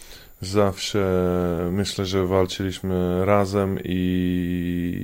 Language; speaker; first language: Polish; non-native, fluent; Czech